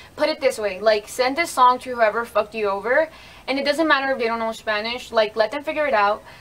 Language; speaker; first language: English; early bilingual, other home language; Spanish